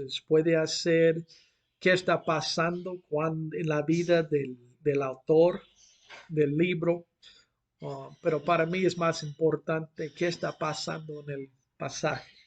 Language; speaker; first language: Spanish; non-native, fluent; English